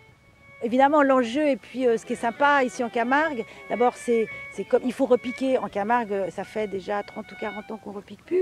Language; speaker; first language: French; native; French